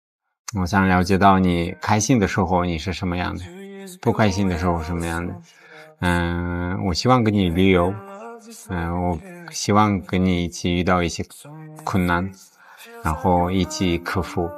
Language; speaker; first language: Chinese; non-native, fluent; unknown